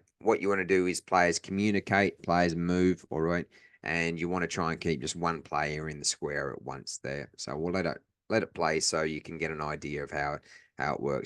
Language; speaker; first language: English; native; English